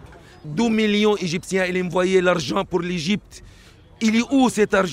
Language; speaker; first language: French; non-native, learner; Arabic